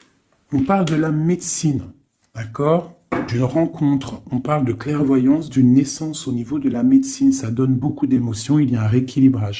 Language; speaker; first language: French; native; French